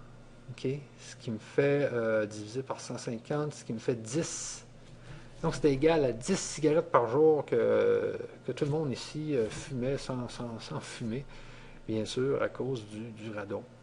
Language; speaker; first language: French; native; French